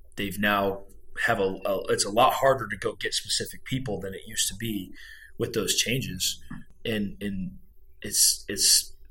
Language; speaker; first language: English; native; English